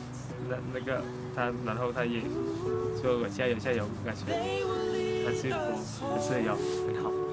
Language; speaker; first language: Chinese; non-native, learner; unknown